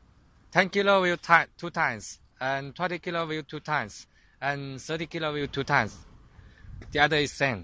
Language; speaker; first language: English; non-native, learner; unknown